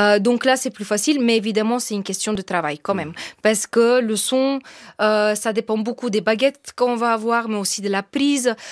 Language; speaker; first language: French; non-native, fluent; Bulgarian